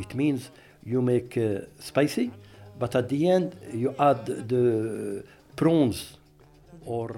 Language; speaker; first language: English; non-native, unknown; Arabic